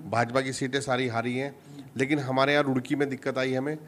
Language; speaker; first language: Hindi; native; Hindi